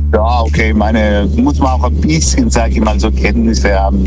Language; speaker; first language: German; early bilingual, other home language; Greek